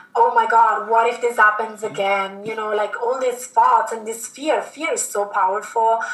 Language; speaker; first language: English; non-native, fluent; Italian